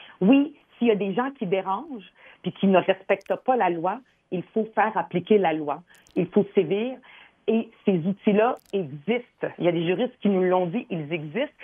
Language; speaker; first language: French; early bilingual, other home language; Arabic